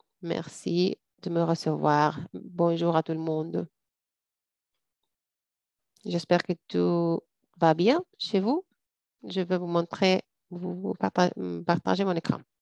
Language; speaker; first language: French; non-native, fluent; English